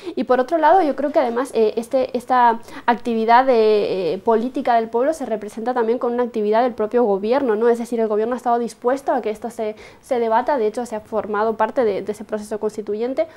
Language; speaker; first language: Spanish; native; Spanish